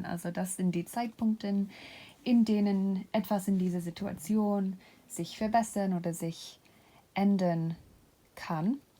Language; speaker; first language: German; non-native, fluent; English